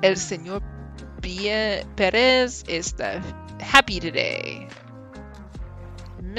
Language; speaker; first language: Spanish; non-native, learner; English